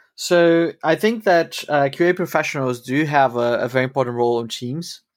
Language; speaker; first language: English; non-native, fluent; Portuguese